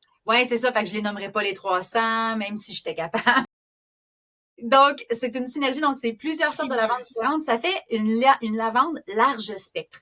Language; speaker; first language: French; native; French